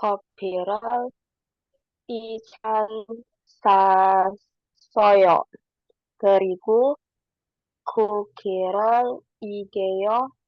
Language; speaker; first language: Korean; non-native, learner; Indonesian